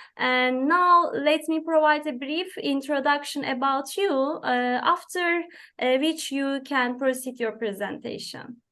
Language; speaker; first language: English; non-native, fluent; Turkish